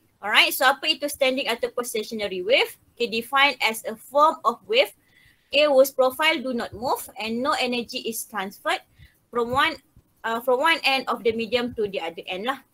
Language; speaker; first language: English; non-native, local second language; Malay